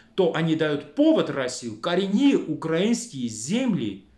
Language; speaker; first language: Russian; non-native, local second language; Armenian